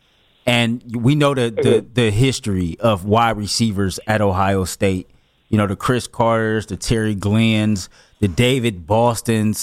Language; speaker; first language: English; native; English